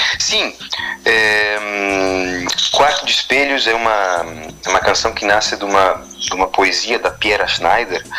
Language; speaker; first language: Portuguese; non-native, fluent; Spanish